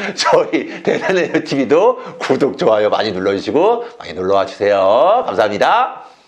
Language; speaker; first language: Korean; native; Korean